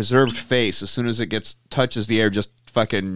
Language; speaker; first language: English; native; English